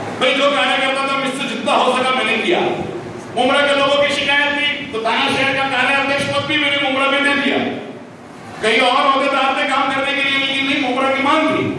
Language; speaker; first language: Hindi; native; Hindi